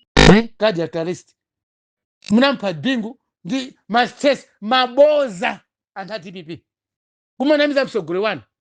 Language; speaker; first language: Nyanja; non-native, local second language; Tumbuka